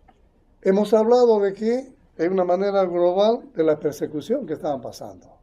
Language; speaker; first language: Spanish; native; Spanish